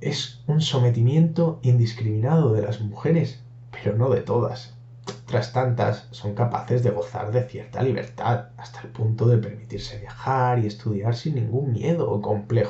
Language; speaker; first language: Spanish; native; Spanish